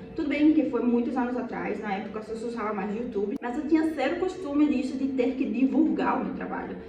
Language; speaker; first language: Portuguese; non-native, fluent; Spanish